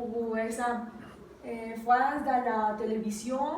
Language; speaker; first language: French; non-native, learner; Spanish